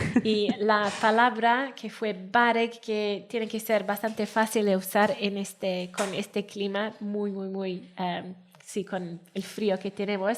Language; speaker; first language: Spanish; non-native, learner; Welsh